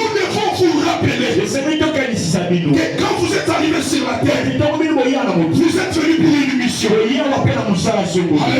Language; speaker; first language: French; non-native, local second language; Lingala